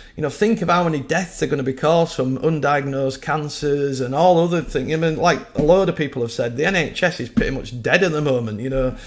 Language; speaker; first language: English; native; English